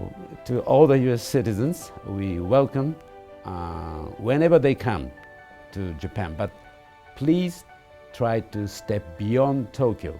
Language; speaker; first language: English; non-native, fluent; Japanese